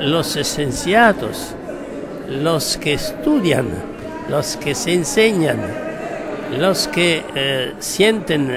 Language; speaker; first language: Spanish; non-native, fluent; Italian